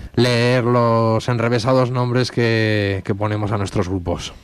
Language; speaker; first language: Spanish; native; Spanish